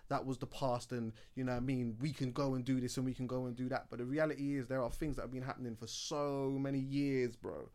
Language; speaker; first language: English; native; English